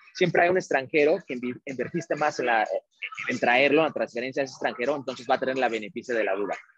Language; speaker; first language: Spanish; early bilingual, heritage; Spanish